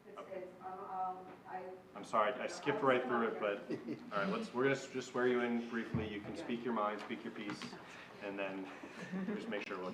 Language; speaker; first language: English; native; English